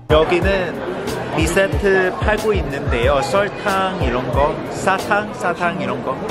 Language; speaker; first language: Korean; non-native, learner; Cantonese